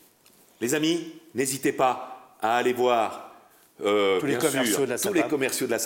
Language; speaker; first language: French; native; French